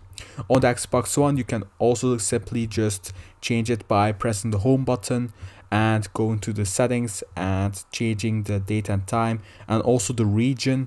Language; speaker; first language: English; non-native, fluent; Dutch